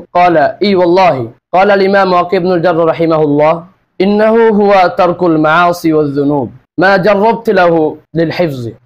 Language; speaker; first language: Arabic; non-native, learner; Bangla